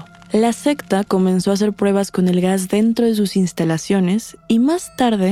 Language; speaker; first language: Spanish; native; Spanish